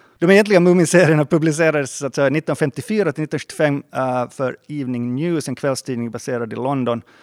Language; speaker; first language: Swedish; native; Swedish